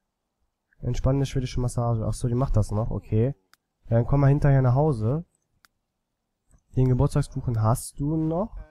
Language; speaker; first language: German; native; German